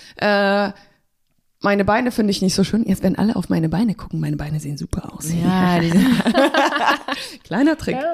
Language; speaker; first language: German; early bilingual, other home language; Polish